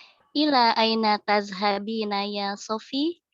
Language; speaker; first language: Arabic; non-native, learner; Indonesian